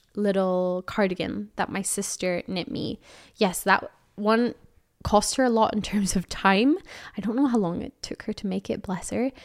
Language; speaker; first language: English; native; English